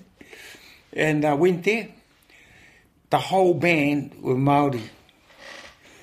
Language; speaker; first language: English; native; English